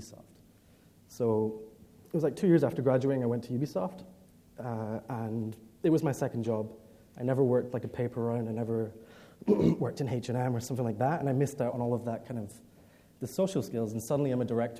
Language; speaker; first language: English; native; English